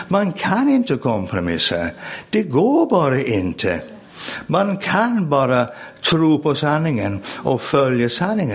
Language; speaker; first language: Swedish; non-native, fluent; English